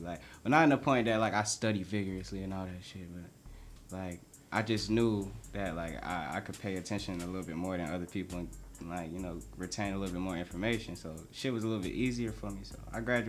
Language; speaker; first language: English; native; English